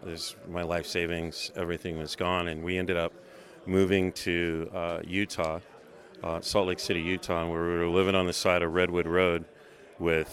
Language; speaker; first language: English; native; English